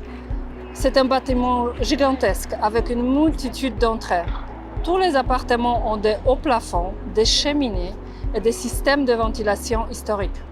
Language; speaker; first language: French; non-native, fluent; Russian